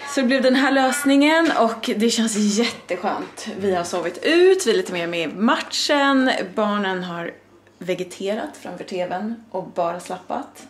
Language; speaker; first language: Swedish; native; Swedish